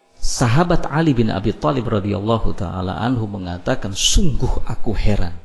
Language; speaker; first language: Indonesian; native; Indonesian